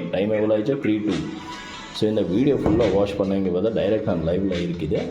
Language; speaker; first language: Tamil; non-native, learner; Kannada